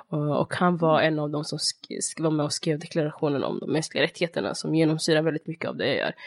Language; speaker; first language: Swedish; early bilingual, other home language; Somali